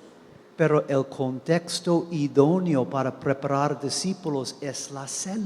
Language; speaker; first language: Spanish; non-native, fluent; English